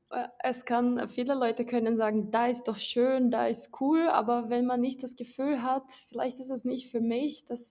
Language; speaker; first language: German; non-native, fluent; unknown